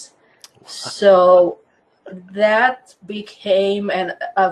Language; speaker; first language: English; non-native, fluent; Croatian